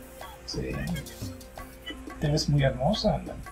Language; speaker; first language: Spanish; non-native, fluent; Haitian Creole